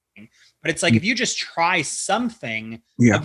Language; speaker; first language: English; native; English